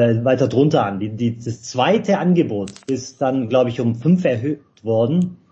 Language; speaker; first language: German; native; German